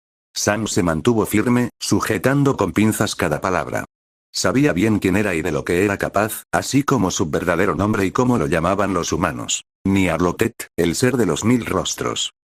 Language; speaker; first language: Spanish; native; Spanish